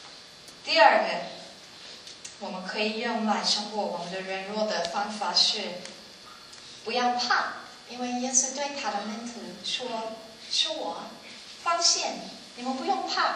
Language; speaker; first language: Chinese; non-native, learner; English